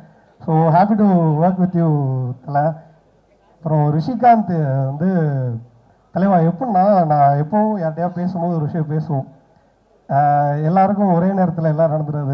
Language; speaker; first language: Tamil; native; Tamil